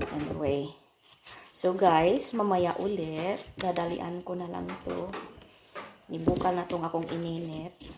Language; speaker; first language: Filipino; non-native, local second language; Cebuano